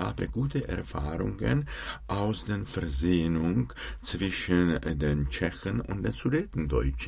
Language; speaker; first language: German; non-native, fluent; Czech